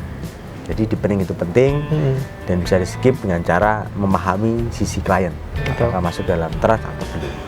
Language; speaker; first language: Indonesian; native; Indonesian